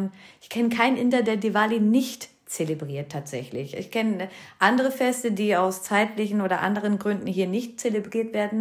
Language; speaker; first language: German; early bilingual, other home language; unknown